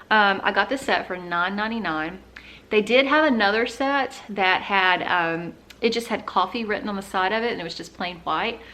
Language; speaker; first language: English; native; English